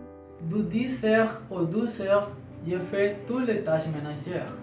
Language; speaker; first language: French; non-native, learner; Spanish